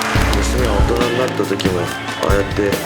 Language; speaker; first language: Japanese; native; Japanese